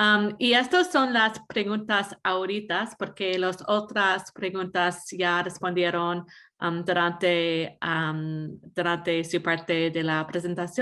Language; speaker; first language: Spanish; non-native, fluent; English